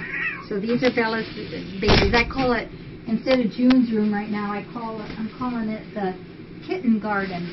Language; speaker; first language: English; native; English